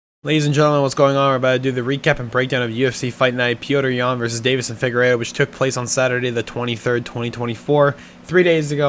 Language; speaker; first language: English; native; English